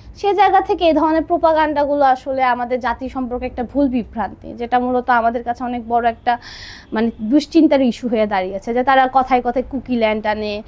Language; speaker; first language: Bangla; non-native, local second language; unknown